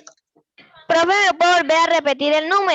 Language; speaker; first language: Spanish; native; Spanish